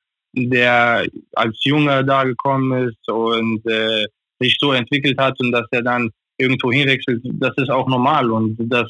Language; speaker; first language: German; non-native, fluent; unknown